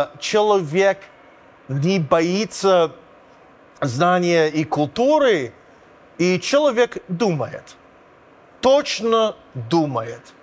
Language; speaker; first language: Russian; non-native, fluent; English